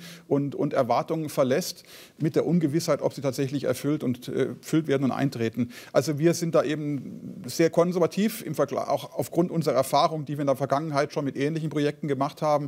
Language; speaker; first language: German; native; German